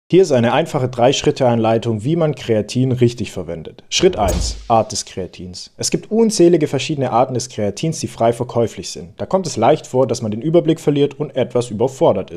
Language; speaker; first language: German; native; German